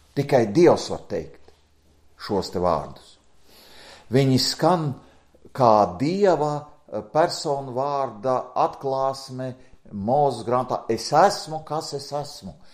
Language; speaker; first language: Latvian; native; Latvian